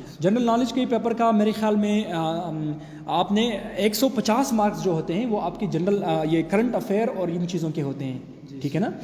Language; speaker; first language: Urdu; non-native, local second language; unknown